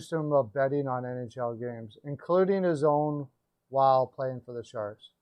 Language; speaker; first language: English; native; English